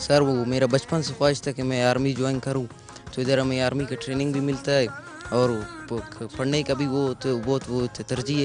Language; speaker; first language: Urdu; non-native, local second language; Pashto